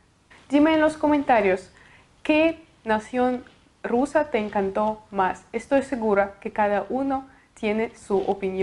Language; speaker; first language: Spanish; non-native, fluent; Russian